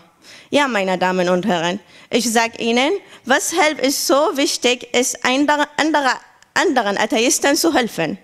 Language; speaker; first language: German; non-native, learner; Arabic